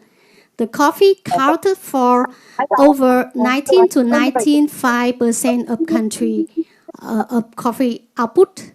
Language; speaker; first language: English; non-native, learner; Vietnamese